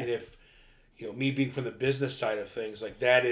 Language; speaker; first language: English; native; English